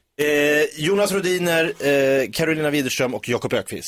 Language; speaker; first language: Swedish; native; Swedish